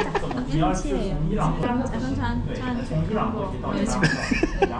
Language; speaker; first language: Korean; non-native, fluent; Persian